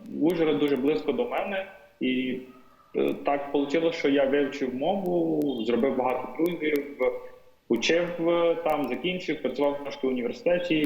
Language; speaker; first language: Ukrainian; non-native, fluent; Tamil